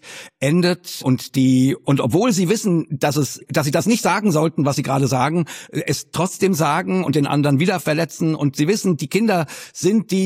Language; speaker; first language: German; native; German